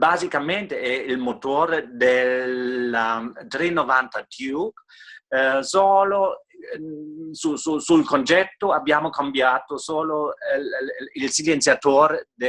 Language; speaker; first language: Italian; non-native, fluent; German